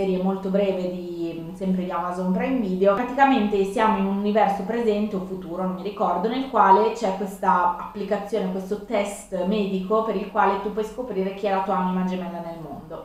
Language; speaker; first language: Italian; native; Italian